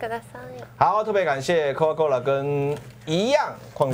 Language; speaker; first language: Chinese; native; Chinese